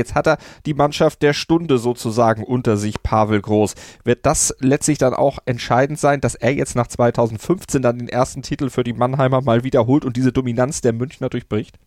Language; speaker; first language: German; native; German